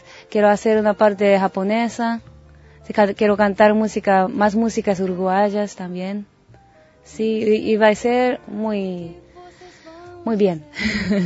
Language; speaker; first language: Spanish; non-native, learner; Japanese